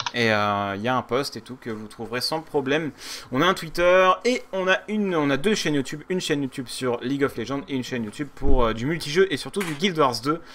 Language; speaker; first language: French; native; French